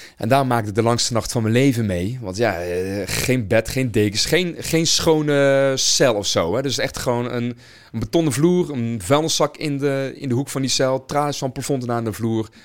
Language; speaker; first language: Dutch; native; Dutch